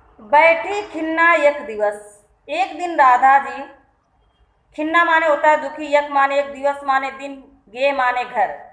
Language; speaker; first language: Hindi; native; Hindi